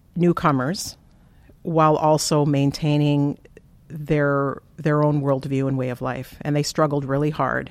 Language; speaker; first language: English; native; English